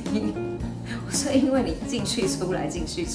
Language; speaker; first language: Chinese; native; Chinese